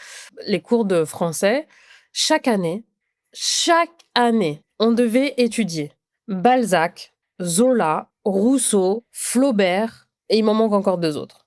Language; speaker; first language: French; native; French